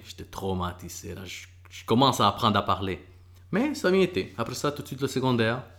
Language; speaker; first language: French; early bilingual, other home language; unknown